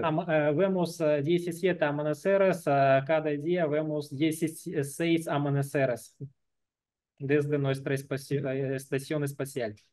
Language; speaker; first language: Spanish; non-native, learner; Russian